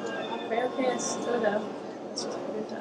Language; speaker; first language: Spanish; non-native, learner; English